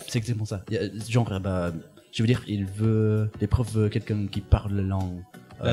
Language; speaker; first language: French; non-native, fluent; English